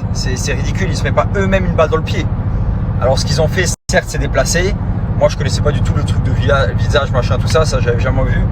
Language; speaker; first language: French; native; French